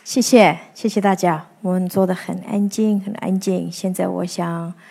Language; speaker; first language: Chinese; native; Chinese